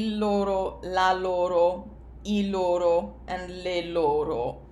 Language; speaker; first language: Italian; non-native, fluent; English